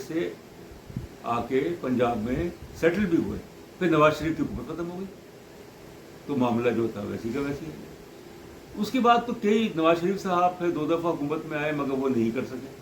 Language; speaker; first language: Urdu; native; Urdu